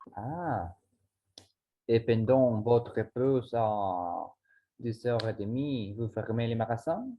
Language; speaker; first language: French; non-native, learner; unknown